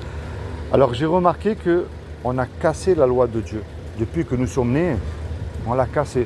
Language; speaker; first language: French; native; French